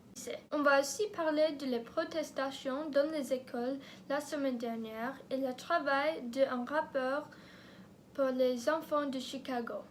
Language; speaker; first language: French; non-native, learner; English